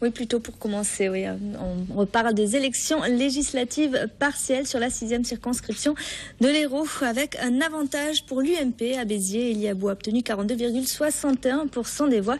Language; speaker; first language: French; native; French